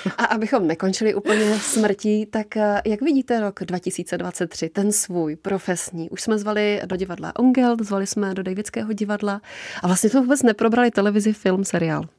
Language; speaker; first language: Czech; native; Czech